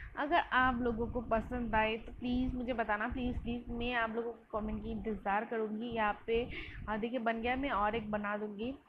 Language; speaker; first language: Hindi; non-native, local second language; Bangla